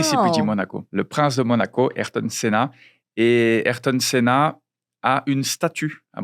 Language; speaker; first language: French; non-native, fluent; Portuguese